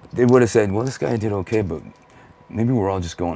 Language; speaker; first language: English; native; English